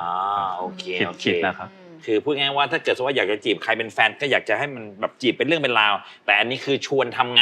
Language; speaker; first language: Thai; native; Thai